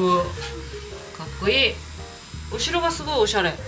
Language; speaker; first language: Japanese; native; Japanese